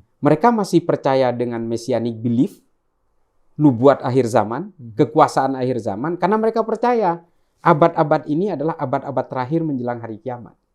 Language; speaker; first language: Indonesian; non-native, local second language; Madurese